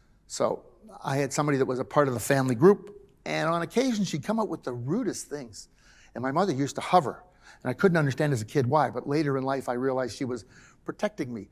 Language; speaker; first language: English; native; English